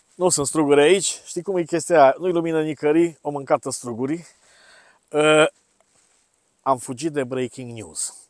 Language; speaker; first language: Romanian; native; Romanian